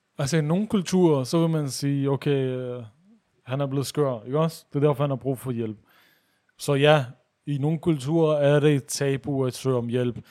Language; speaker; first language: Danish; early bilingual, other home language; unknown